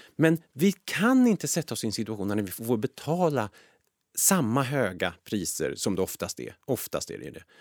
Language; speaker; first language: Swedish; native; Swedish